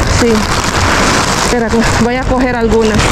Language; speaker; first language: Spanish; non-native, learner; Filipino